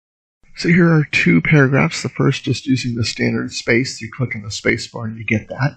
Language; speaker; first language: English; native; English